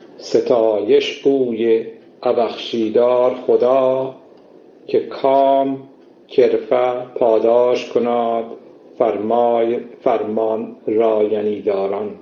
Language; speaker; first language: Persian; native; Persian